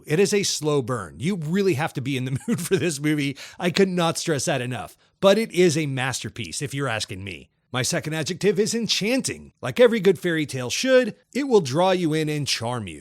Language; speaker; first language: English; native; English